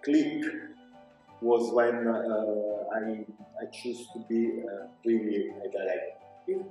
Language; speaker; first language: English; non-native, learner; Italian